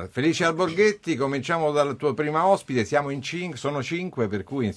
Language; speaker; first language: Italian; native; Italian